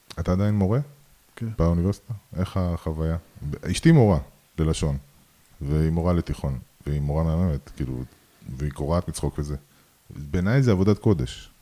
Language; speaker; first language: Hebrew; early bilingual, other home language; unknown